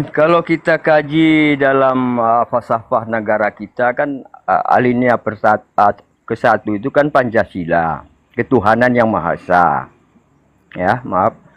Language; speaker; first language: Indonesian; non-native, local second language; Achinese